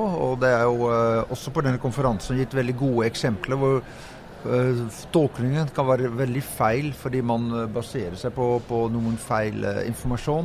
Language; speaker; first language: Norwegian; non-native, fluent; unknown